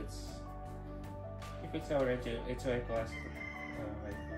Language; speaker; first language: English; non-native, learner; Russian